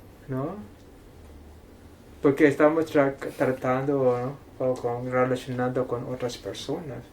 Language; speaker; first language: Spanish; non-native, fluent; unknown